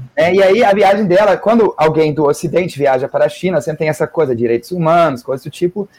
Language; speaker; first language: Portuguese; non-native, fluent; German